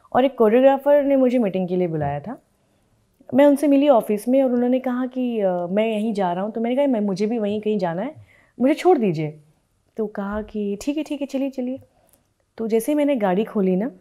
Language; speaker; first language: Hindi; native; Hindi